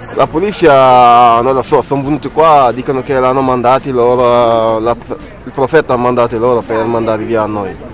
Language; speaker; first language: Italian; non-native, learner; Wolof